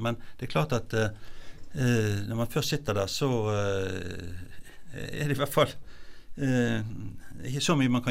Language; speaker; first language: Norwegian; native; Norwegian